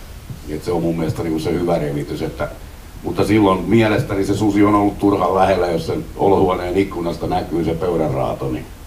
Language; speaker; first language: Finnish; native; Finnish